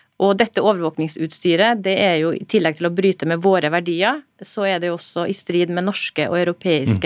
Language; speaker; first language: Norwegian; native; Norwegian